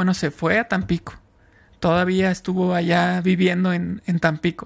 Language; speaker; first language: Spanish; native; Spanish